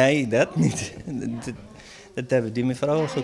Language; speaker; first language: Dutch; non-native, learner; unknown